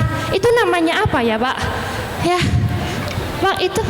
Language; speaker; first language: Indonesian; non-native, learner; Vietnamese